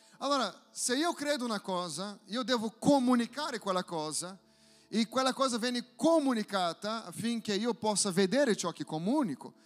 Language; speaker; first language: Italian; non-native, fluent; Portuguese